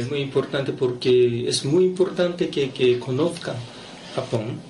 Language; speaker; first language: Spanish; non-native, fluent; Japanese